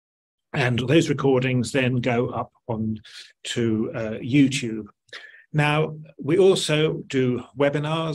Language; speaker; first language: English; native; English